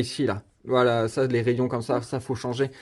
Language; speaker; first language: French; native; French